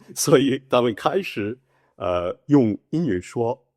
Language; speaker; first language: Chinese; non-native, learner; Portuguese